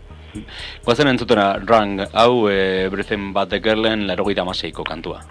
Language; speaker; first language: Basque; native; Basque